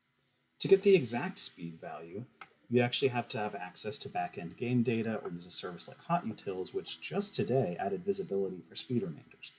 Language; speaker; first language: English; native; English